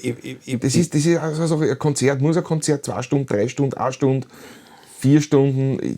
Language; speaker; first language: German; native; German